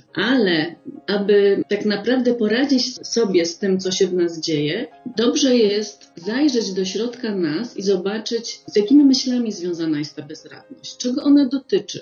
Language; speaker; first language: Polish; native; Polish